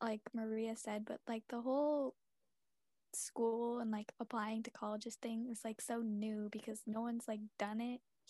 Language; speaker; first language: English; early bilingual, other home language; Tamil